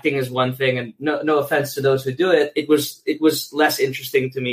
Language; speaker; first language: English; non-native, local second language; Filipino